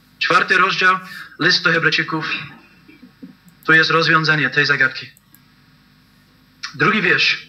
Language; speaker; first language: Polish; non-native, learner; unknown